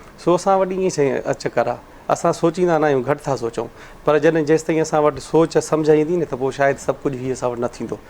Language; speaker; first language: Sindhi; native; Sindhi